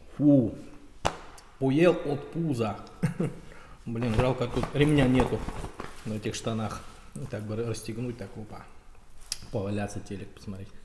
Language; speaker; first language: Russian; native; Russian